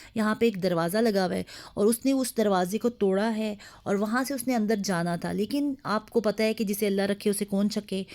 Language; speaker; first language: Urdu; native; Urdu